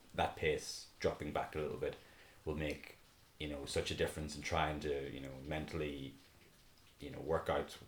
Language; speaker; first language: English; native; English